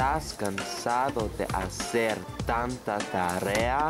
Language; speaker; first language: Spanish; non-native, learner; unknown